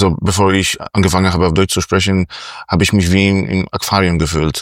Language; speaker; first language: German; non-native, fluent; Polish